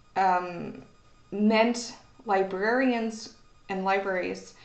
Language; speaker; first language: English; native; English